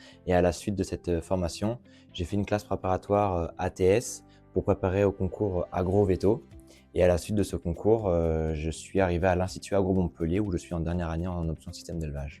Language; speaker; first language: French; native; French